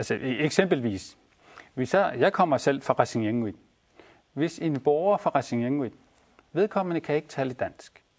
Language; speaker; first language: Danish; non-native, local second language; Kalaallisut